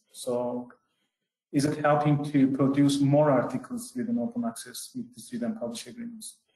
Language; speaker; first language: English; non-native, fluent; Turkish